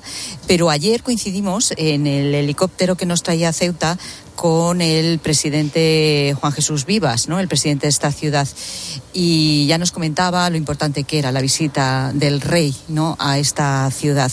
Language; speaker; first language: Spanish; native; Spanish